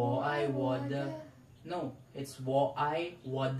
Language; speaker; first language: Chinese; non-native, learner; Cebuano